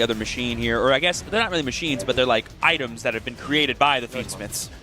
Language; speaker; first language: English; native; English